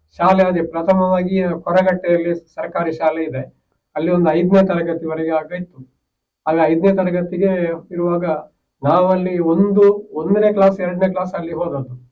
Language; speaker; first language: Kannada; non-native, local second language; Tulu